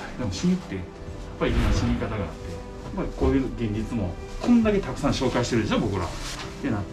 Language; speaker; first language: Japanese; native; Japanese